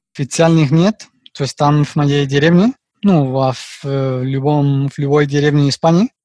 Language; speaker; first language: Russian; non-native, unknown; Spanish